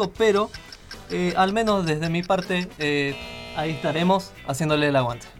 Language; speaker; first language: Spanish; native; Spanish